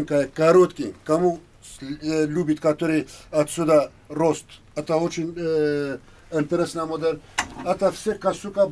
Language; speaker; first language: Russian; non-native, learner; Turkish